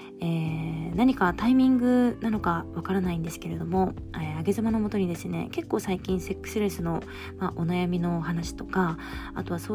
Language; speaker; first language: Japanese; native; Japanese